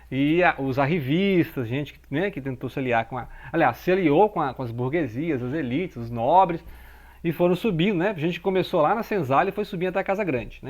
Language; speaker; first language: Portuguese; native; Portuguese